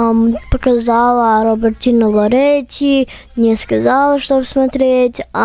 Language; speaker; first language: Russian; early bilingual, heritage; English